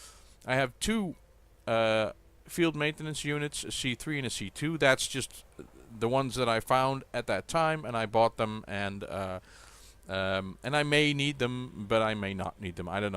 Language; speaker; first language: English; native; English